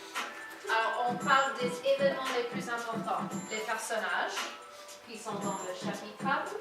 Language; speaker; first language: French; non-native, fluent; English